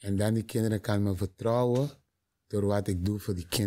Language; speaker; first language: Dutch; non-native, learner; Papiamento